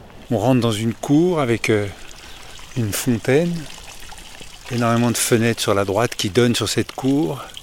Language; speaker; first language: French; native; French